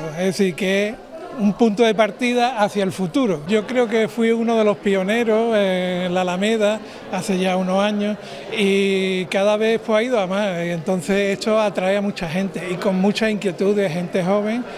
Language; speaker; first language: Spanish; native; Spanish